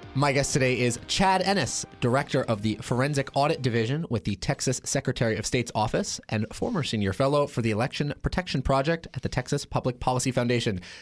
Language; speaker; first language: English; native; English